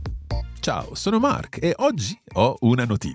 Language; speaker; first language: Italian; non-native, fluent; English